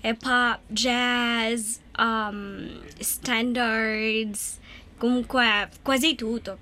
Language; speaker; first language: Italian; non-native, fluent; Filipino